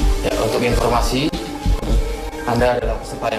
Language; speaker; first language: Indonesian; native; Indonesian